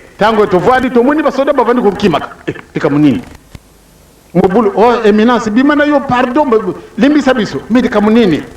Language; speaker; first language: Lingala; non-native, local second language; Kongo